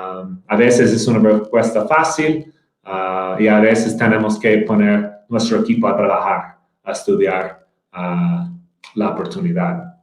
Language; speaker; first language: Spanish; non-native, fluent; English